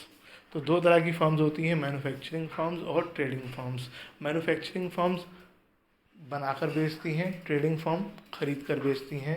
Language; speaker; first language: Hindi; native; Hindi